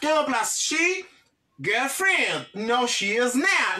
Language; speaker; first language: English; non-native, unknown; Haitian Creole